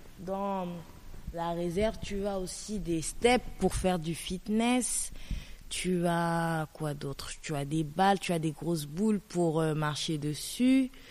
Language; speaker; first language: French; native; French